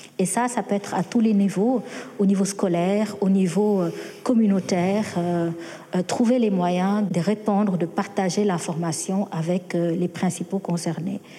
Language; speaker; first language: French; non-native, local second language; Wolof